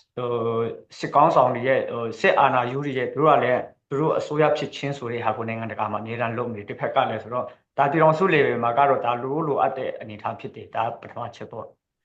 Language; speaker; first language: Burmese; non-native, local second language; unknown